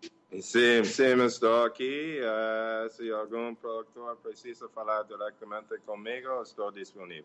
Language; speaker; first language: Portuguese; non-native, learner; English